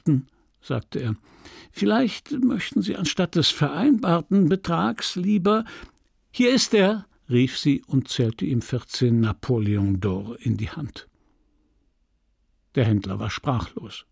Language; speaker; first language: German; native; German